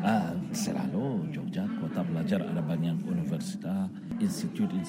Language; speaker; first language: Indonesian; non-native, fluent; Arabic